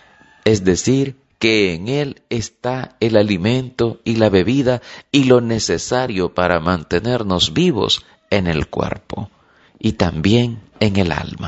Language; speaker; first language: Spanish; native; Spanish